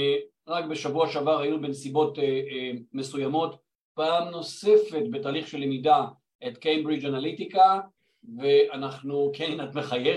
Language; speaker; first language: Hebrew; native; Hebrew